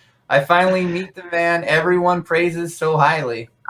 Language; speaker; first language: English; native; English